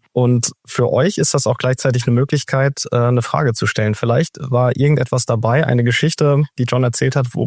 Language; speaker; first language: German; native; German